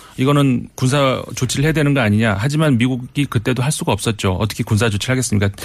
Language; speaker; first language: Korean; native; Korean